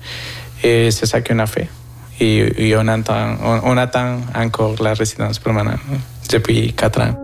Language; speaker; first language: French; non-native, fluent; Spanish